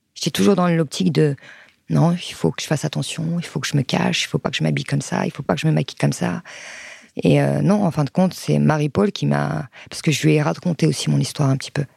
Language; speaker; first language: French; early bilingual, other home language; Arabic